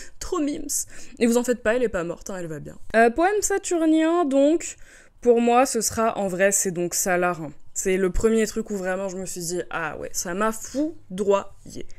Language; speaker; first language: French; native; French